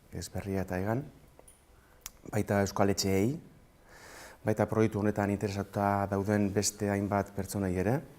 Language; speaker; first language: Basque; native; Basque